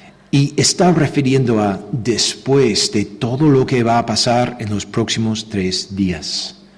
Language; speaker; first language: Spanish; non-native, fluent; English